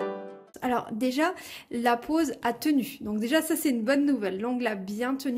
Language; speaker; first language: French; native; French